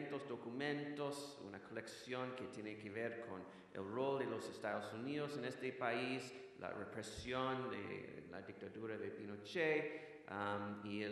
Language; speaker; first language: Spanish; non-native, fluent; English